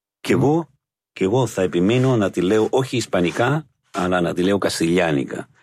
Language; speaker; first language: Greek; non-native, fluent; Spanish